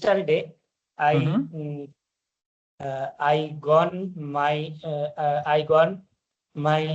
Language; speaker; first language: English; non-native, learner; Bangla